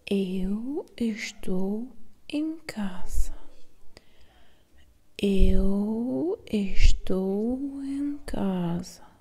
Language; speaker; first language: Portuguese; non-native, learner; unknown